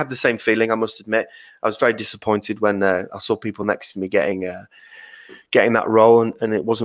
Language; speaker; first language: English; native; English